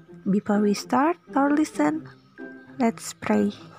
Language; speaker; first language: English; non-native, learner; Indonesian